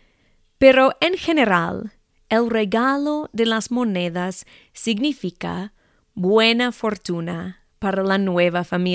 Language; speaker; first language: Spanish; non-native, fluent; English